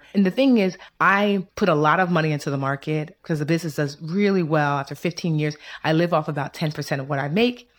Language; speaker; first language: English; early bilingual, other home language; Yoruba